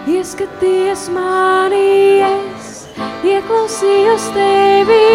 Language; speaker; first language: English; non-native, fluent; Latvian